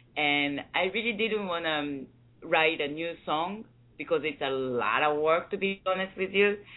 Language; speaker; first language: English; non-native, fluent; Japanese